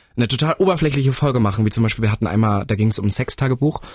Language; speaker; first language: German; native; German